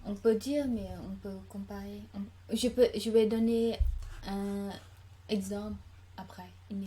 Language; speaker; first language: French; non-native, learner; Khmer